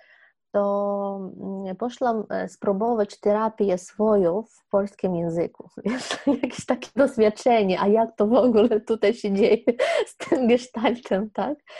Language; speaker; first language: Polish; non-native, fluent; Ukrainian